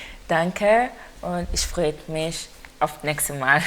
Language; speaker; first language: German; non-native, learner; Haitian Creole